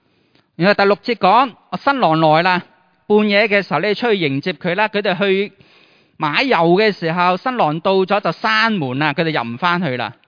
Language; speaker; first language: Chinese; native; Chinese